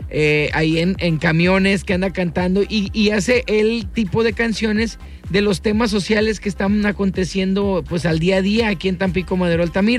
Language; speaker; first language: Spanish; native; Spanish